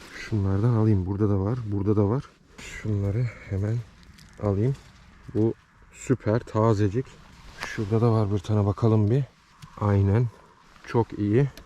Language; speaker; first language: Turkish; early bilingual, heritage; Turkish